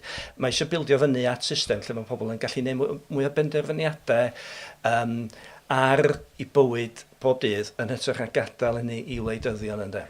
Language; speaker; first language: Welsh; native; Welsh